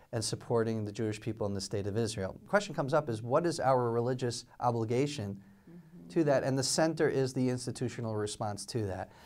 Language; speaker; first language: English; native; English